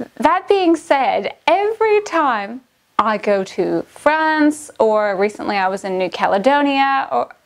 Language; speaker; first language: English; native; English